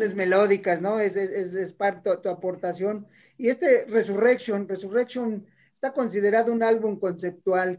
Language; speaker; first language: Spanish; native; Spanish